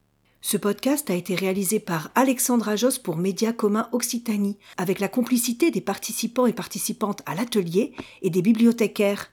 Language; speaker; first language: French; native; French